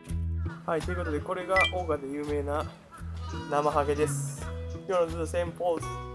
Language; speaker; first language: Japanese; native; Japanese